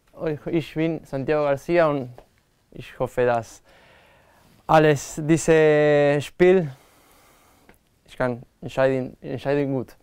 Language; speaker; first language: German; non-native, learner; Spanish